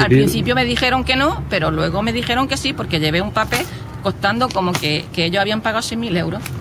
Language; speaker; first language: Spanish; native; Spanish